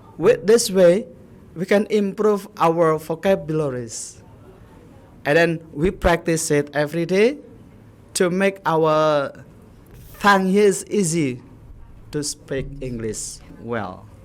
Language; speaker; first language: English; non-native, learner; Indonesian